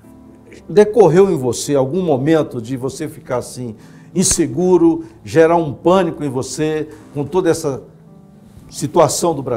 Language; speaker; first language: Portuguese; native; Portuguese